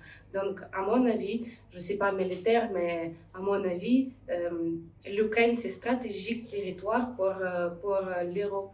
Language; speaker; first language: French; non-native, learner; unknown